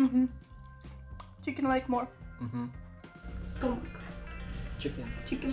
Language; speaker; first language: English; non-native, learner; Russian